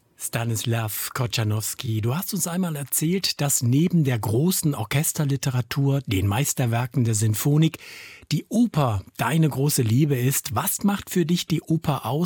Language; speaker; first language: German; native; German